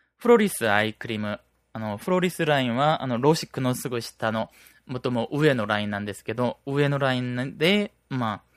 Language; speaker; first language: Japanese; non-native, fluent; Korean